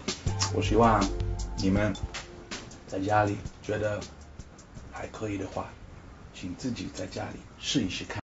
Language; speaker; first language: Chinese; non-native, fluent; English